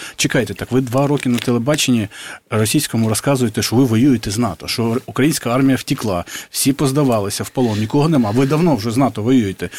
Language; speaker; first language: Ukrainian; native; Ukrainian